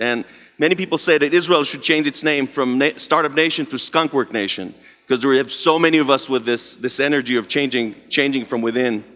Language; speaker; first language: English; non-native, fluent; Hebrew